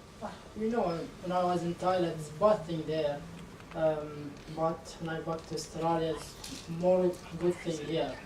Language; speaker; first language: English; non-native, learner; Arabic